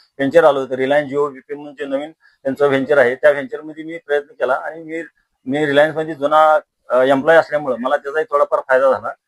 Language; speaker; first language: Marathi; native; Marathi